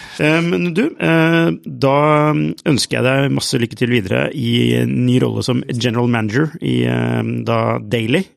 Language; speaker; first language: Norwegian; native; Norwegian